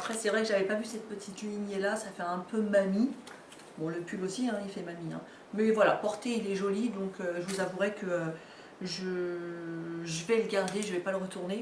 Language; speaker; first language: French; native; French